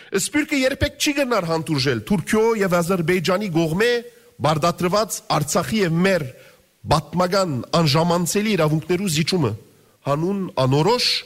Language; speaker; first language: Armenian; native; Armenian